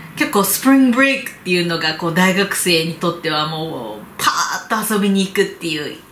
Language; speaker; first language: Japanese; native; Japanese